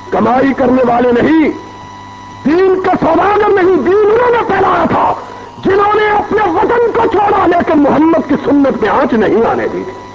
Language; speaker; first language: Urdu; non-native, local second language; Punjabi